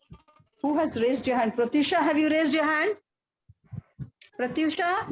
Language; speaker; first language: English; non-native, local second language; Odia